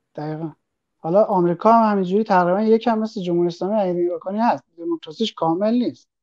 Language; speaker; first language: Persian; native; Persian